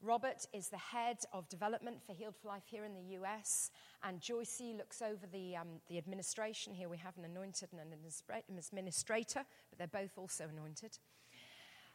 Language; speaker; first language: English; native; English